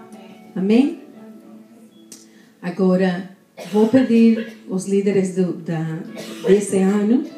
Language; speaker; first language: Portuguese; non-native, fluent; Spanish